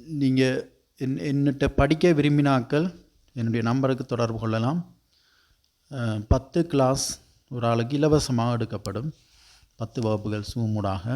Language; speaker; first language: Tamil; native; Tamil